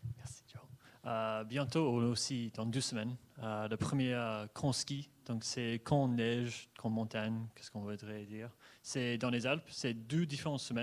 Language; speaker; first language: French; non-native, fluent; English